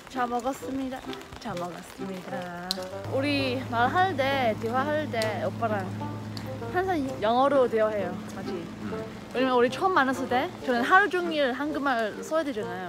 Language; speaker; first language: Korean; non-native, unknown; English